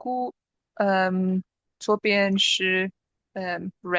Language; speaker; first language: Chinese; non-native, learner; English